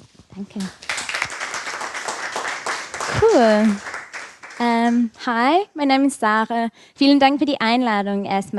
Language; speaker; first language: German; non-native, fluent; English